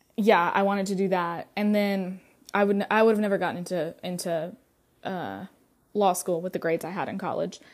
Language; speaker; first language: English; early bilingual, other home language; Russian